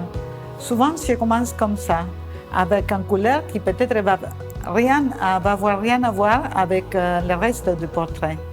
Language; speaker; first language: French; non-native, fluent; Spanish